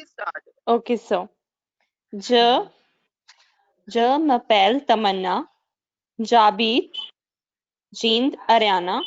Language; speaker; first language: French; non-native, learner; Hindi